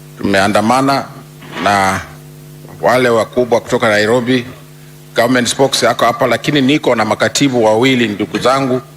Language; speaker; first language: Swahili; non-native, local second language; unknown